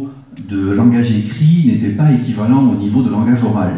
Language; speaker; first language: French; native; French